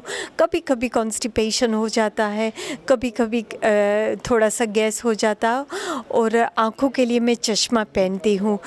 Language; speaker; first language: Hindi; early bilingual, heritage; Hindi